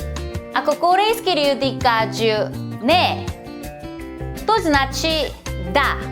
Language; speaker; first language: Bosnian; non-native, learner; Korean